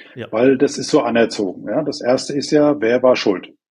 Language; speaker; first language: German; native; German